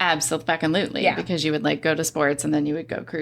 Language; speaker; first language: English; native; English